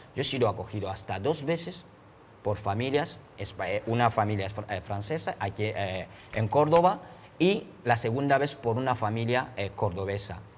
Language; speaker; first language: Spanish; non-native, fluent; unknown